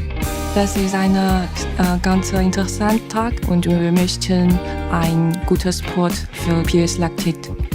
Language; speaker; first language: German; non-native, learner; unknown